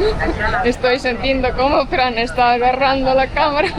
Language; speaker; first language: Spanish; non-native, fluent; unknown